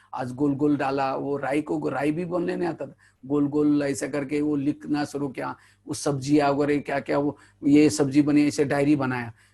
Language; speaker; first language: Hindi; non-native, local second language; Marathi